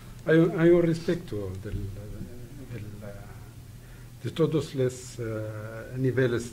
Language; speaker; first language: Spanish; non-native, fluent; Arabic